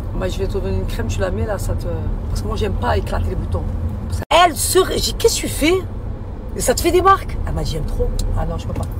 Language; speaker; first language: French; early bilingual, other home language; Arabic